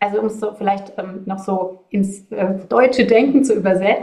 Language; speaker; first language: German; native; German